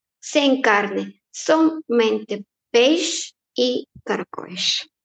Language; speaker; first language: Portuguese; non-native, fluent; Bulgarian